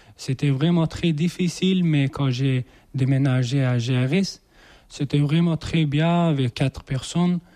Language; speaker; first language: French; non-native, learner; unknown